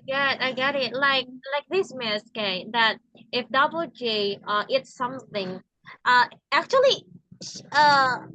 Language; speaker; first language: English; non-native, learner; Indonesian